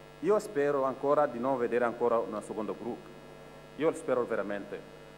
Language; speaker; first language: Italian; non-native, fluent; Wolof